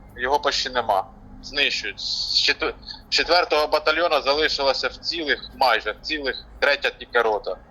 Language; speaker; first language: Ukrainian; non-native, local second language; Russian